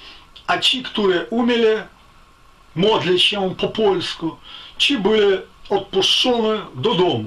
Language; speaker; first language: Polish; non-native, fluent; Ukrainian